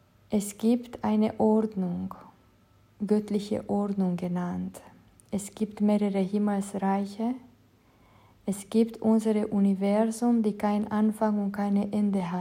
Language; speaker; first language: German; non-native, fluent; Romanian